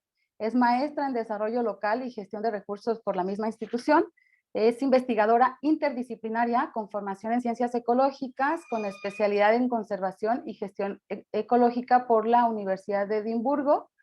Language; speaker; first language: Spanish; native; Spanish